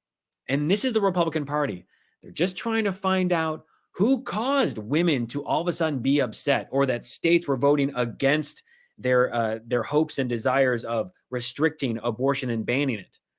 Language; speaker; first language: English; native; English